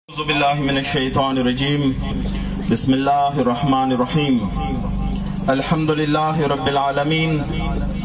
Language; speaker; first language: Urdu; non-native, local second language; Pashto